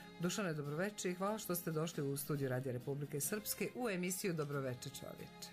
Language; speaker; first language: Serbian; native; Serbian